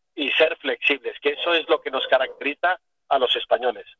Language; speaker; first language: Spanish; native; Spanish